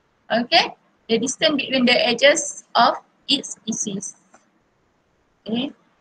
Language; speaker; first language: English; non-native, local second language; Malay